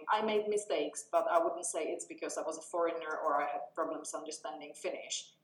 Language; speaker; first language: English; non-native, fluent; Czech